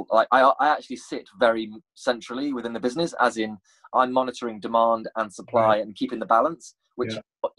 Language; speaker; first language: English; native; English